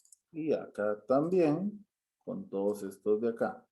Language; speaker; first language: Spanish; native; Spanish